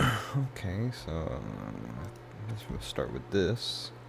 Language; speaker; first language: English; native; English